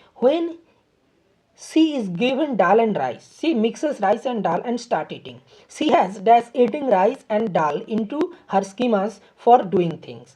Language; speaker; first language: English; non-native, local second language; Bangla